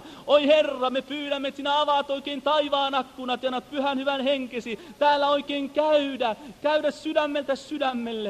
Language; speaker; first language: Finnish; native; Finnish